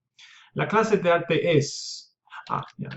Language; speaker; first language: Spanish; non-native, fluent; English